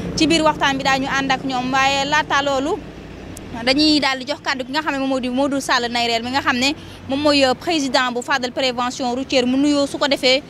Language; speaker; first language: Wolof; native; Wolof